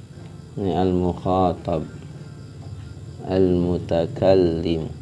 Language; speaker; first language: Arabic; non-native, fluent; Indonesian